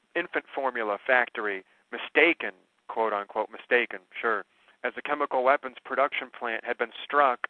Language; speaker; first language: English; native; English